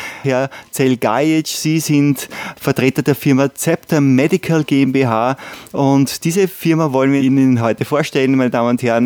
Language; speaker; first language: German; native; German